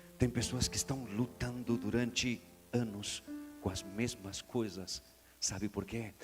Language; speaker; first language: Portuguese; non-native, fluent; Spanish